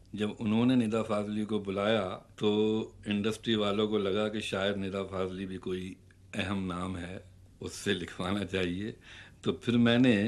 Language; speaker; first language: Urdu; native; Urdu